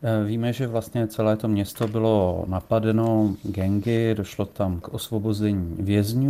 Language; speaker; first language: Czech; native; Czech